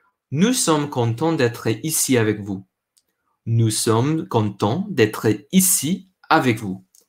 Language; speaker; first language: French; non-native, learner; English